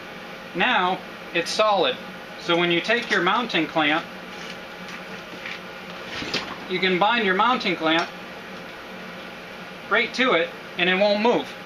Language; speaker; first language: English; native; English